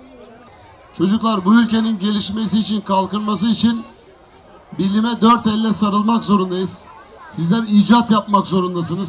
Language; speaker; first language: Turkish; native; Turkish